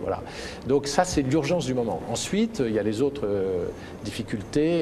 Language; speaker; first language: French; native; French